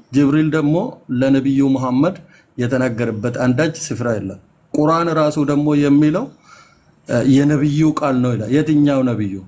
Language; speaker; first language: Amharic; non-native, local second language; Oromo